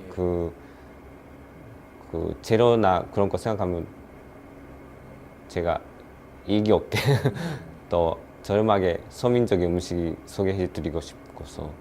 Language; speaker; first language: Korean; non-native, learner; Japanese